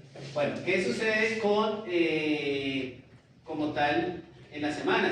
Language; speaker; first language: Spanish; native; Spanish